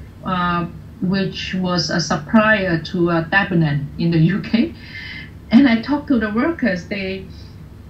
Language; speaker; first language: English; non-native, local second language; Cantonese